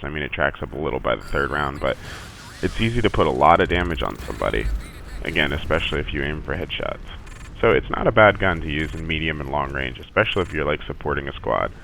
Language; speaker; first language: English; native; English